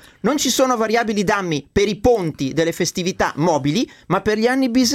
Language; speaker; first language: Italian; native; Italian